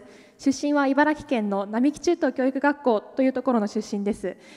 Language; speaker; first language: Japanese; native; Japanese